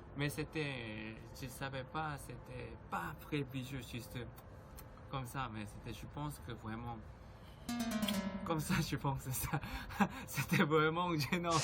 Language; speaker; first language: French; non-native, learner; Korean